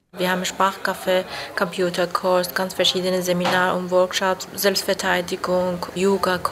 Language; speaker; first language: German; non-native, fluent; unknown